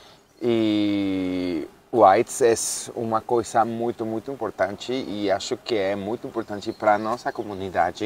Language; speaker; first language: Portuguese; non-native, fluent; Spanish